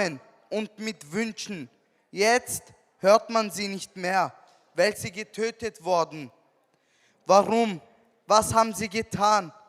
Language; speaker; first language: German; non-native, learner; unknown